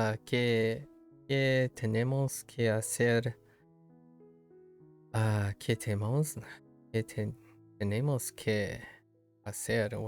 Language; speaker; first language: Spanish; non-native, learner; English